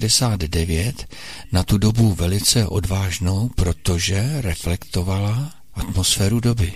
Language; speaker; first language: Czech; native; Czech